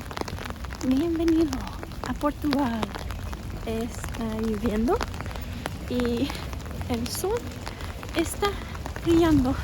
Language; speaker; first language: Spanish; non-native, fluent; English